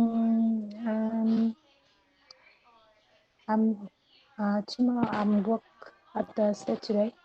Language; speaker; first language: English; non-native, learner; Vietnamese